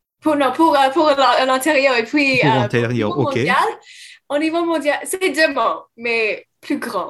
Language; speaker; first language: French; non-native, fluent; English